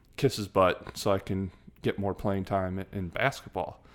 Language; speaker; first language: English; native; English